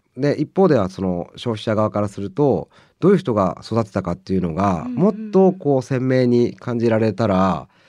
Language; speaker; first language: Japanese; native; Japanese